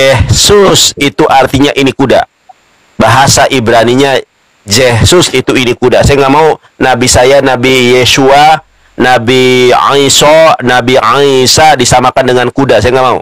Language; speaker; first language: Indonesian; native; Indonesian